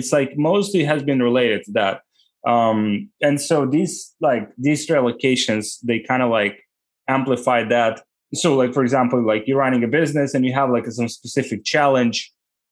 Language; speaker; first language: English; non-native, fluent; Ukrainian